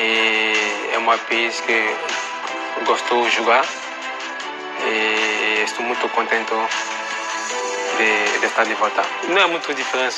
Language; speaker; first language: Portuguese; non-native, fluent; French